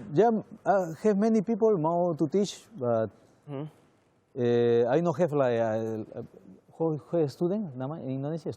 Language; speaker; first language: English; non-native, learner; Spanish